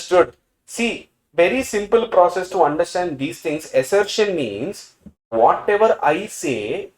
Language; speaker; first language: English; non-native, local second language; Tamil